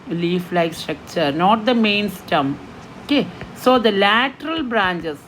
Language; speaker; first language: English; non-native, local second language; Malayalam